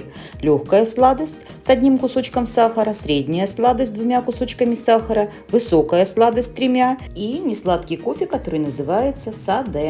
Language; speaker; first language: Russian; native; Russian